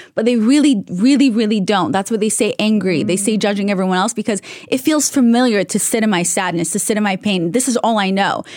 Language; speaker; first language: English; non-native, fluent; Hebrew